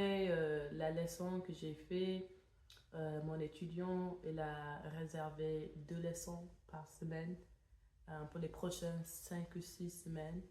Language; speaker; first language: French; non-native, fluent; English